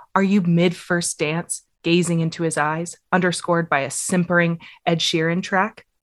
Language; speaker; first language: English; native; English